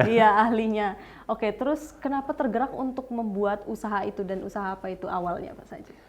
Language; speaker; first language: Indonesian; native; Indonesian